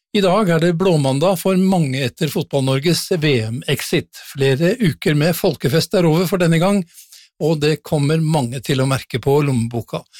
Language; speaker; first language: Norwegian; native; Norwegian